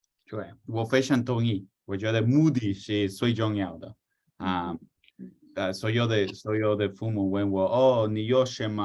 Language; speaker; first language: Chinese; non-native, fluent; English